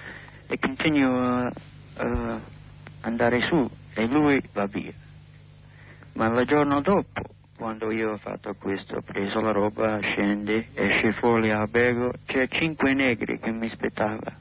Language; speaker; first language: Italian; non-native, learner; English